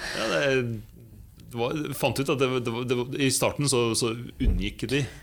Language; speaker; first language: Norwegian; native; Norwegian